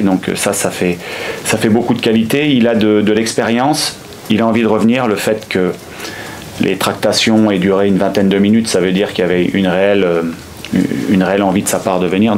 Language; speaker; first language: French; native; French